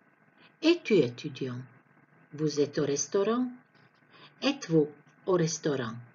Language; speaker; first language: French; non-native, fluent; Croatian